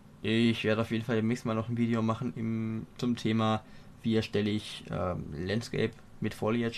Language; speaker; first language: German; native; German